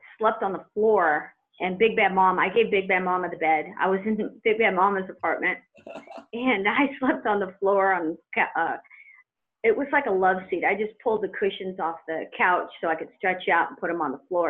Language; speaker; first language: English; native; English